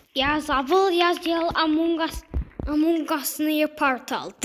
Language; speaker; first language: Russian; non-native, learner; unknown